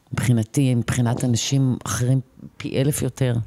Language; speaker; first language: Hebrew; native; Hebrew